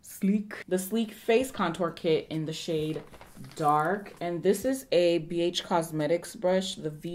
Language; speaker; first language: English; early bilingual, other home language; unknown